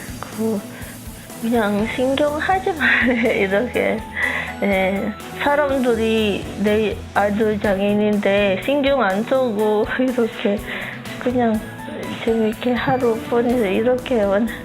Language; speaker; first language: Korean; non-native, learner; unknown